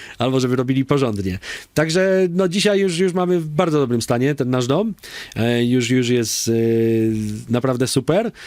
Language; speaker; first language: Polish; native; Polish